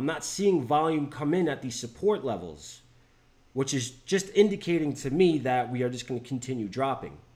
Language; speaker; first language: English; native; English